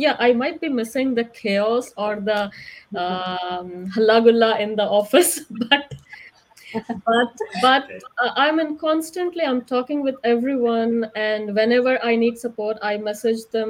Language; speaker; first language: English; non-native, local second language; Hindi